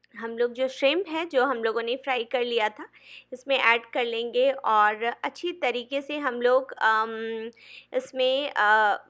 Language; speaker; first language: Hindi; non-native, local second language; Bangla